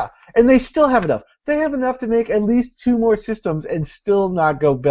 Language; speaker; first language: English; native; English